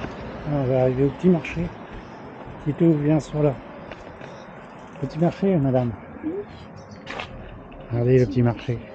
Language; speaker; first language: French; native; French